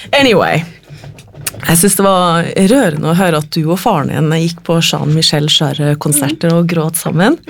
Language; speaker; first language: Norwegian; native; Norwegian